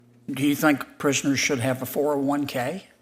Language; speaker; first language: English; native; English